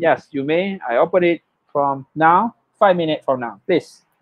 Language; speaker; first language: English; non-native, local second language; Malay